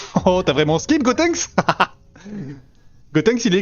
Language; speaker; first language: French; native; French